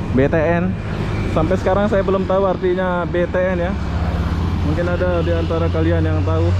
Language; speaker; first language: Indonesian; native; Indonesian